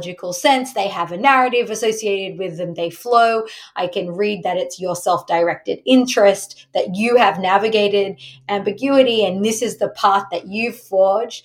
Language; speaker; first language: English; native; English